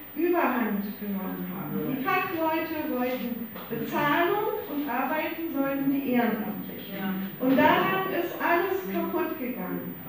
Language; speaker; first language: German; native; German